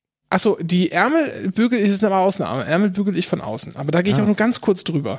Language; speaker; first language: German; native; German